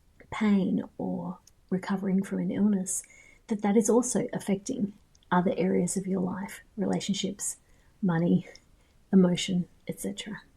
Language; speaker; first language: English; native; English